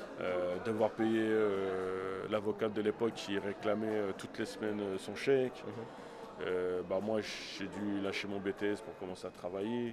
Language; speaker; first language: French; native; French